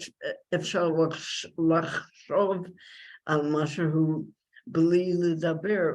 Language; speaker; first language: Hebrew; non-native, learner; English